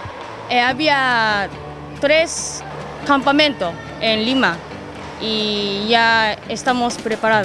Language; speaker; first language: Spanish; non-native, learner; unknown